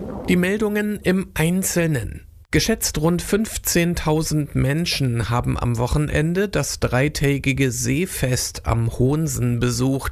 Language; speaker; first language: German; native; German